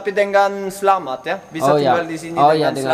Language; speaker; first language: Indonesian; non-native, learner; Norwegian